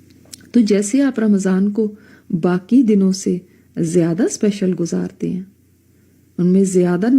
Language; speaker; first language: Urdu; native; Urdu